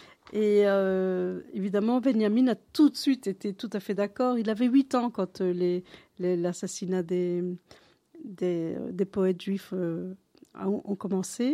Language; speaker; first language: French; native; French